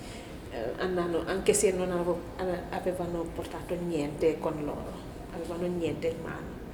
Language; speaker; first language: Italian; non-native, learner; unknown